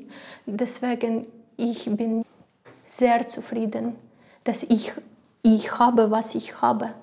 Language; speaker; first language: German; non-native, learner; Ukrainian